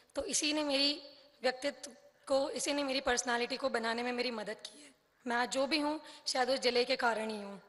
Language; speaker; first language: Hindi; native; Hindi